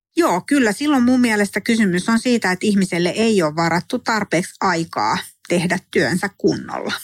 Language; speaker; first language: Finnish; native; Finnish